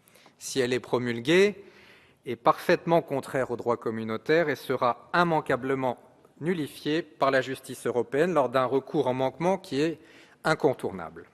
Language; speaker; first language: French; native; French